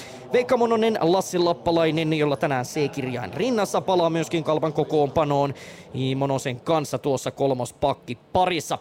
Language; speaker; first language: Finnish; native; Finnish